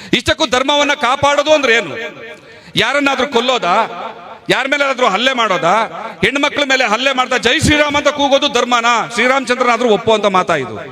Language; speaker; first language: Kannada; non-native, local second language; Tulu